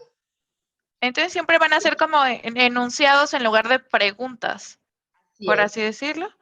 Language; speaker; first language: Spanish; native; Spanish